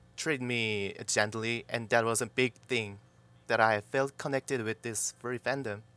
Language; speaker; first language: English; non-native, learner; Korean